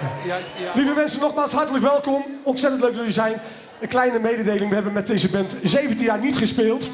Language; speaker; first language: Dutch; native; Dutch